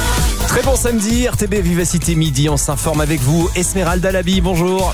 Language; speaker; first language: French; native; French